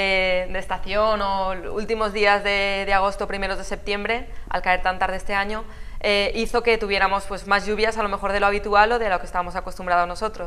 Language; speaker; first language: Spanish; native; Spanish